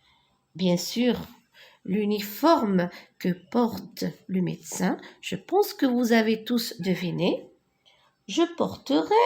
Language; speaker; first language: French; non-native, local second language; Arabic